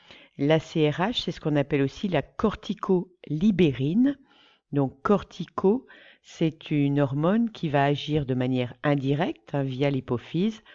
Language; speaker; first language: French; native; French